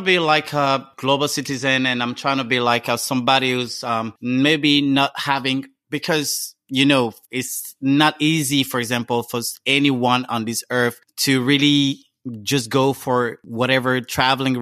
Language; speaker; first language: English; non-native, fluent; French